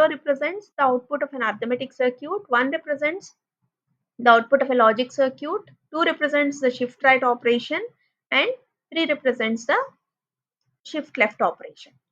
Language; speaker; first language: English; non-native, local second language; Telugu